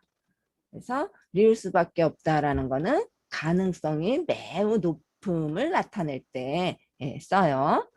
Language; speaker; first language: Korean; native; Korean